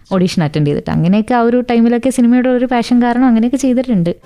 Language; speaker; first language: Malayalam; native; Malayalam